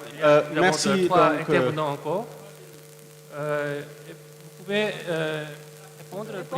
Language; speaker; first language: French; non-native, fluent; Korean